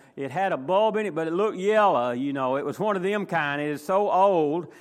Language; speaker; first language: English; native; English